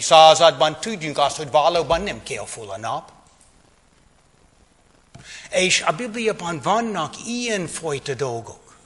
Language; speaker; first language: Hungarian; non-native, fluent; English